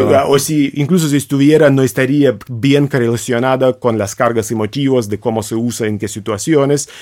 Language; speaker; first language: Spanish; non-native, fluent; Russian